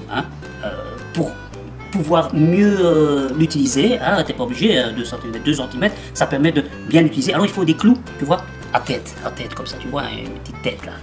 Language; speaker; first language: French; native; French